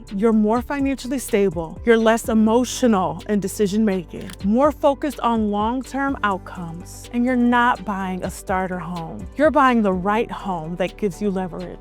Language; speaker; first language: English; native; English